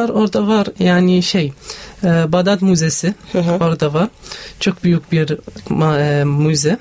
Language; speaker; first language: Turkish; non-native, learner; Arabic